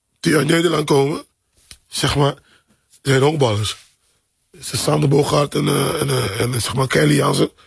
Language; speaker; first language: Dutch; non-native, local second language; Papiamento